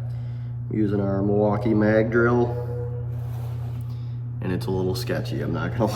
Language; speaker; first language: English; native; English